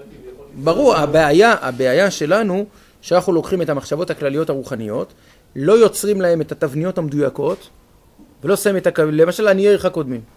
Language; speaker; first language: Hebrew; native; Hebrew